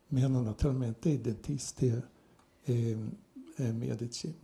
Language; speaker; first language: Italian; non-native, learner; Swedish